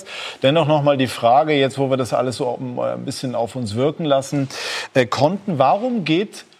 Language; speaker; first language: German; native; German